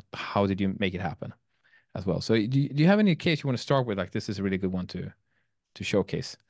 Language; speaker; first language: English; non-native, fluent; Swedish